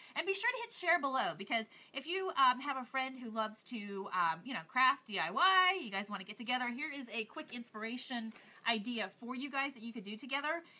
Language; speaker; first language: English; native; English